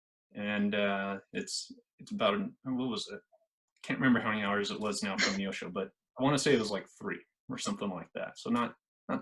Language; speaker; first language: English; native; English